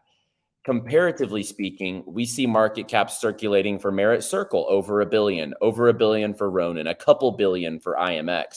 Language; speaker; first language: English; native; English